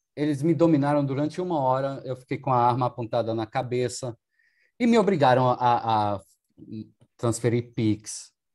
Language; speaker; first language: Portuguese; non-native, fluent; German